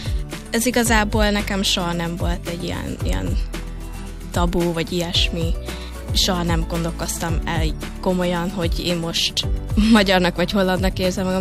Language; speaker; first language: Hungarian; early bilingual, heritage; Hungarian